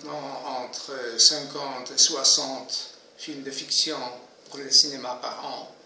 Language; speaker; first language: French; non-native, fluent; Polish